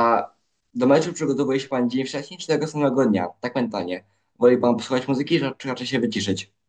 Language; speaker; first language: Polish; native; Polish